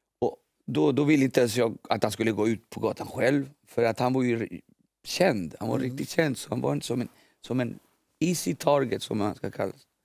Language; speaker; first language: Swedish; early bilingual, other home language; Spanish